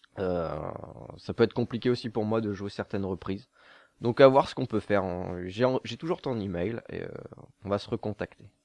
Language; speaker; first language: French; native; French